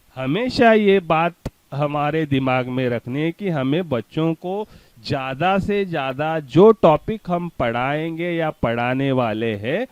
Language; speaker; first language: Hindi; non-native, local second language; Marathi